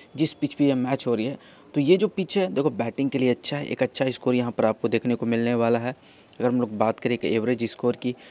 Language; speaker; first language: Hindi; native; Hindi